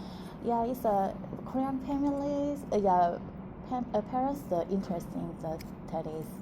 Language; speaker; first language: English; non-native, learner; Korean